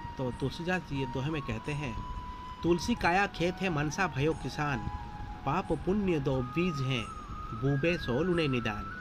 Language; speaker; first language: Hindi; non-native, local second language; Odia